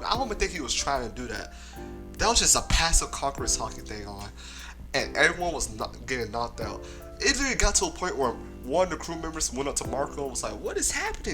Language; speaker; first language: English; native; English